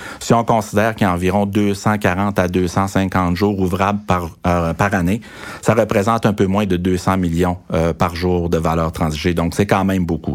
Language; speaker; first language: French; native; French